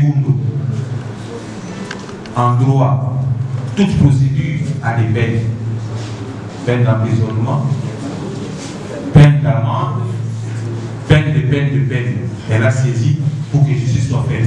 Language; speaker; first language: French; non-native, local second language; Lingala